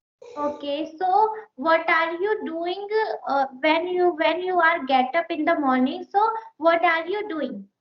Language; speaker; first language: English; non-native, learner; Hindi